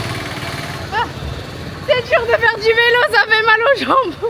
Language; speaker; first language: French; native; French